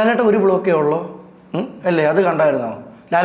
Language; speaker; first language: Malayalam; native; Malayalam